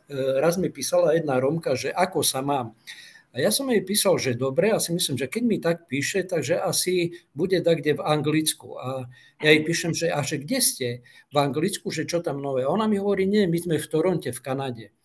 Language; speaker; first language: Slovak; non-native, local second language; Rusyn